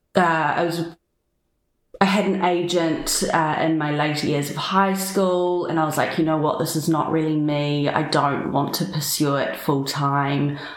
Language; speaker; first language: English; native; English